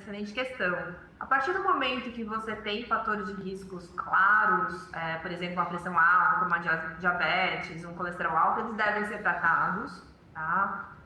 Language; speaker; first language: Portuguese; native; Portuguese